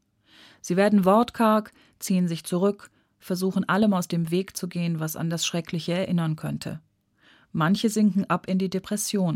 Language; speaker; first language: German; native; German